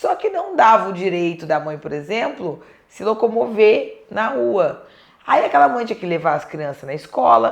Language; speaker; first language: Portuguese; native; Portuguese